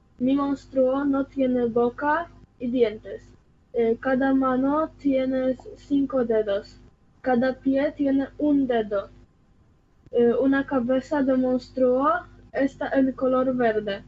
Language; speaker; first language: Spanish; non-native, learner; Polish